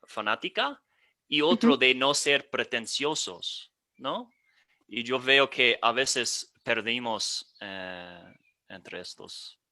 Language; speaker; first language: Spanish; non-native, fluent; English